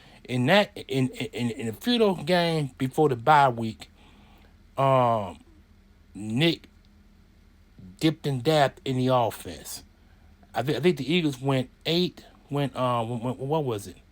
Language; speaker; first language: English; native; English